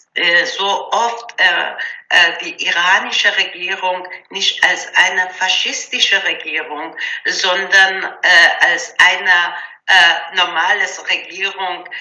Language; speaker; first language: German; non-native, learner; Persian